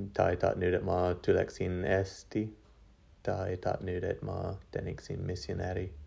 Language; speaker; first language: Estonian; non-native, learner; English